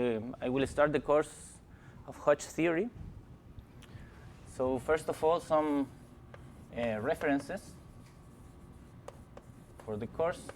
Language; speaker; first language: English; non-native, fluent; Spanish